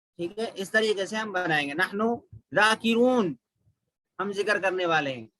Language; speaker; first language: Urdu; native; Urdu